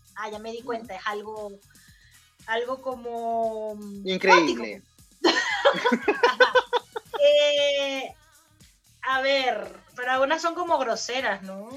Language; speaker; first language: Spanish; native; Spanish